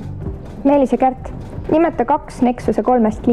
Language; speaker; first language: Estonian; native; Estonian